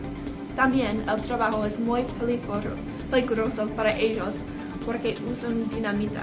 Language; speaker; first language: Spanish; non-native, learner; English